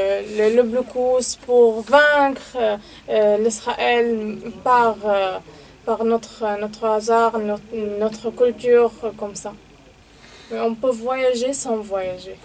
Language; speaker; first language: French; non-native, learner; Arabic